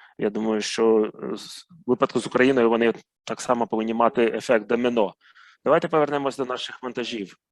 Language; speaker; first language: Ukrainian; non-native, fluent; Arabic